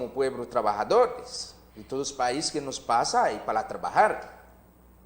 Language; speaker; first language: Spanish; non-native, learner; Haitian Creole